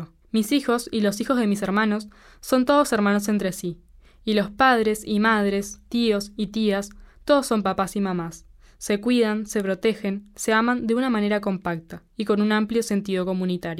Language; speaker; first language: Spanish; native; Spanish